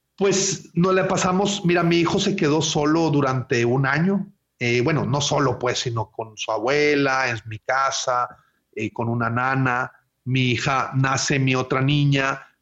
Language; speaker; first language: Spanish; native; Spanish